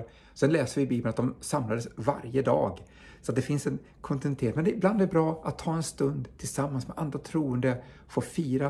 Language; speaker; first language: Swedish; native; Swedish